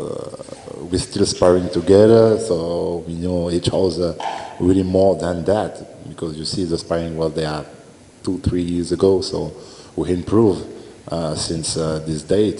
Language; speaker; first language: English; non-native, learner; French